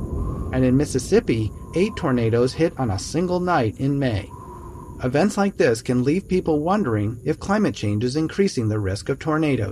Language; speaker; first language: English; native; English